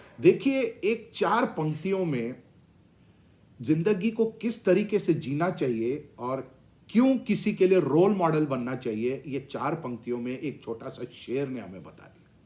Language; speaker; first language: Hindi; non-native, local second language; Tamil